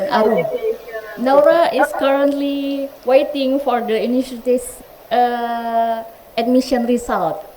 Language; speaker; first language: English; non-native, learner; Indonesian